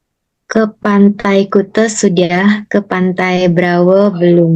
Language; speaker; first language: Indonesian; non-native, learner; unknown